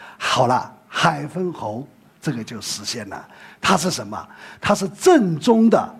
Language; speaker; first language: Chinese; native; Chinese